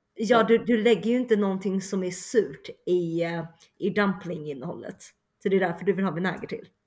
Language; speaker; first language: Swedish; early bilingual, other home language; Chinese